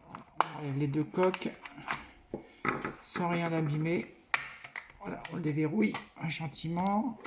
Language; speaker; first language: French; native; French